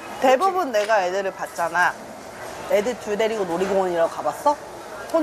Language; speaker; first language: Korean; native; Korean